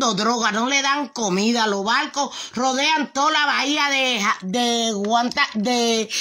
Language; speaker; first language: Spanish; native; Spanish